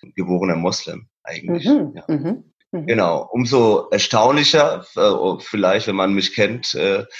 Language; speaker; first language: German; early bilingual, other home language; Persian